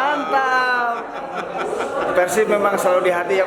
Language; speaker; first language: Indonesian; native; Indonesian